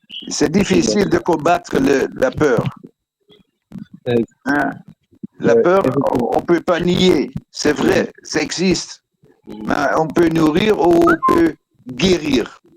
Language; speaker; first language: French; non-native, fluent; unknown